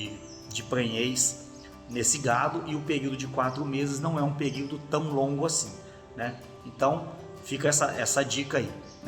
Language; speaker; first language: Portuguese; native; Portuguese